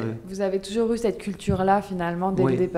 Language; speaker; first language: French; native; French